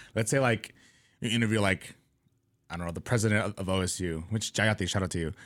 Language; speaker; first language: English; native; English